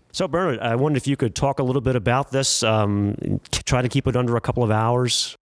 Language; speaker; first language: English; native; English